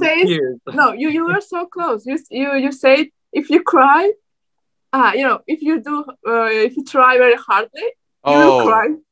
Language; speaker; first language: English; non-native, learner; Turkmen